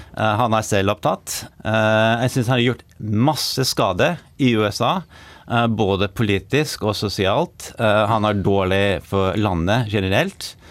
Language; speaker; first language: Norwegian; non-native, fluent; English